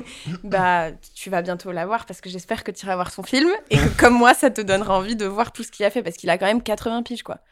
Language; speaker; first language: French; native; French